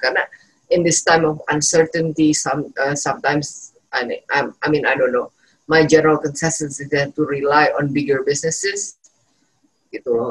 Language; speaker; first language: English; non-native, fluent; Indonesian